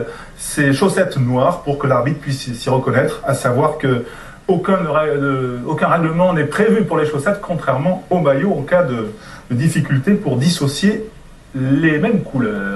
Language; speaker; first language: French; native; French